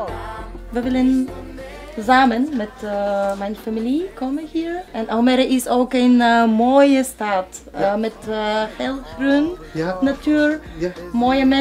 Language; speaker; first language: Dutch; non-native, learner; Bulgarian